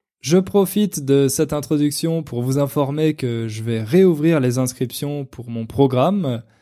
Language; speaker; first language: French; native; French